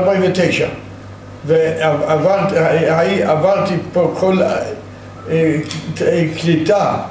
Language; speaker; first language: Hebrew; non-native, fluent; Yiddish